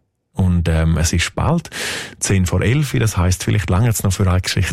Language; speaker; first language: German; native; German